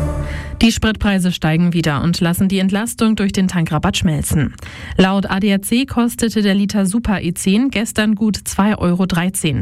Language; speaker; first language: German; native; German